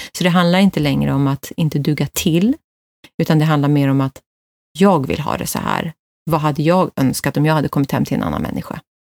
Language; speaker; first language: Swedish; early bilingual, other home language; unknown